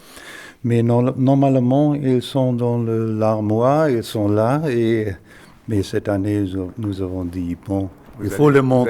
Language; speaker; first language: French; non-native, fluent; German